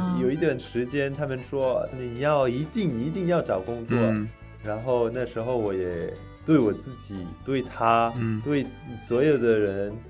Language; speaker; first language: Chinese; non-native, fluent; French